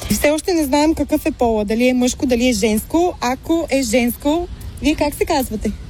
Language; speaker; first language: Bulgarian; native; Bulgarian